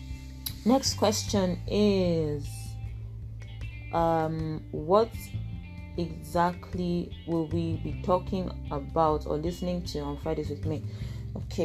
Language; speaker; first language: English; non-native, local second language; Igbo